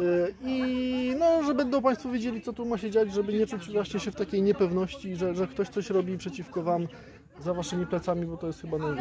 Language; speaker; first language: Polish; native; Polish